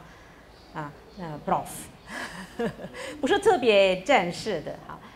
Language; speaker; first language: Chinese; non-native, fluent; Italian